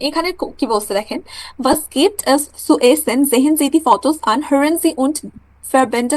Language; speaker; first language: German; non-native, fluent; Bangla